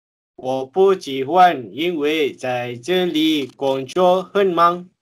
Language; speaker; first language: Chinese; non-native, learner; Malay